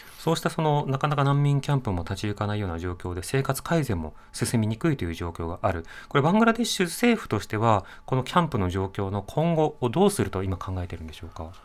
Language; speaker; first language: Japanese; native; Japanese